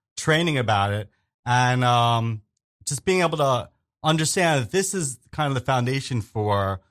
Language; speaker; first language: English; early bilingual, other home language; Hindi